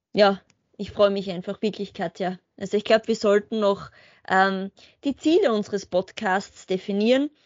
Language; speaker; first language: German; native; German